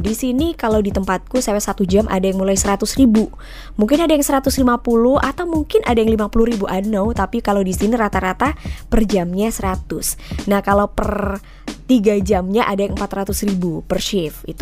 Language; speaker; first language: Indonesian; native; Indonesian